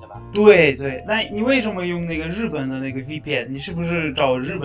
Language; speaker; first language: Chinese; non-native, fluent; Russian